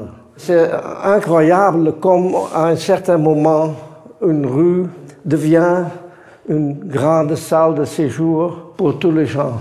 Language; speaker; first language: French; non-native, fluent; Dutch